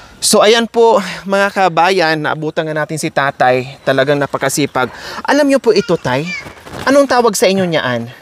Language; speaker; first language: Filipino; non-native, local second language; Cebuano